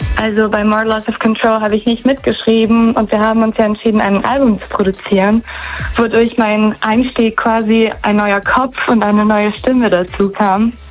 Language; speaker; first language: German; non-native, fluent; Portuguese